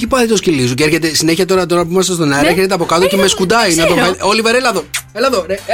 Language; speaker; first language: Greek; native; Greek